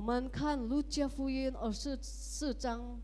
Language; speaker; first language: Chinese; early bilingual, heritage; Indonesian